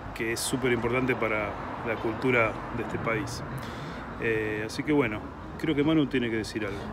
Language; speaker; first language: Spanish; native; Spanish